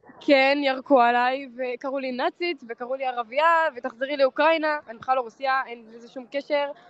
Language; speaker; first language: Hebrew; native; Hebrew